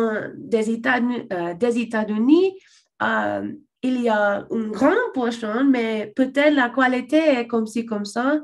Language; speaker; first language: French; non-native, learner; English